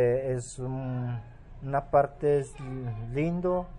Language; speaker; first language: Spanish; non-native, local second language; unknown